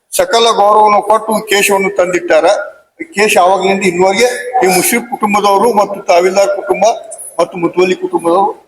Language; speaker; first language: Kannada; non-native, local second language; Urdu